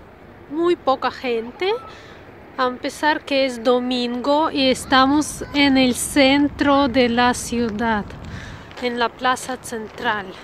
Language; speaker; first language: Spanish; non-native, fluent; Russian